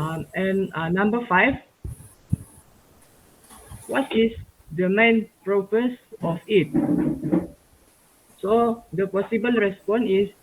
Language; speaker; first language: English; non-native, local second language; Malay